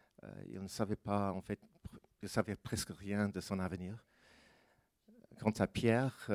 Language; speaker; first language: French; non-native, fluent; English